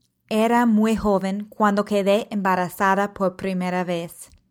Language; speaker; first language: Spanish; non-native, fluent; English